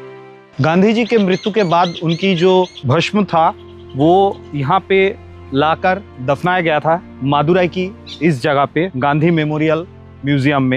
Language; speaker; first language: Hindi; non-native, local second language; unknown